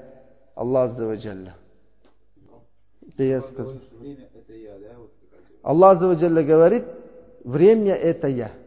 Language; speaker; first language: Russian; non-native, learner; Uzbek